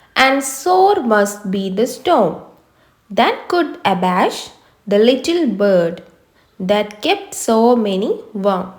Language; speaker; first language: English; non-native, local second language; Malayalam